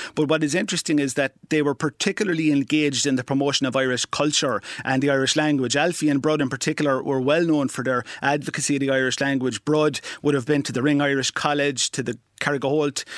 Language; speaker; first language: English; native; English